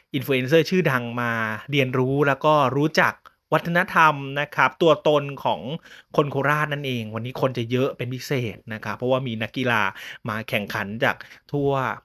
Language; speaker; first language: Thai; native; Thai